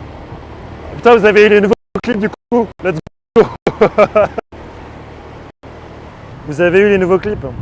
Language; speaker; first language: French; native; French